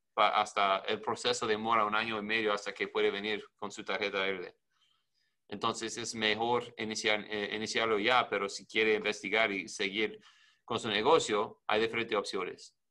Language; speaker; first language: Spanish; non-native, learner; English